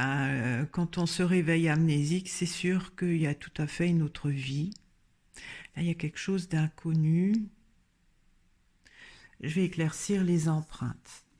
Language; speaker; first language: French; native; French